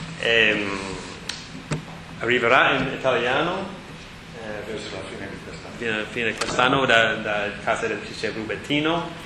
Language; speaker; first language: Italian; non-native, learner; English